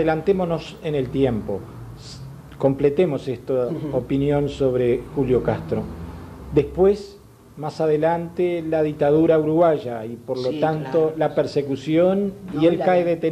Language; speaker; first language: Spanish; native; Spanish